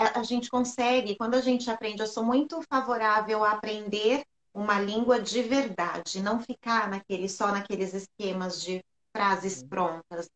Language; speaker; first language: Portuguese; native; Portuguese